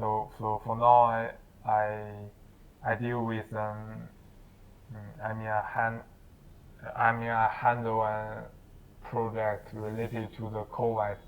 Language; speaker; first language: English; non-native, learner; Chinese